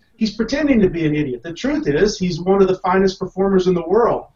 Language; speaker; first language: English; native; English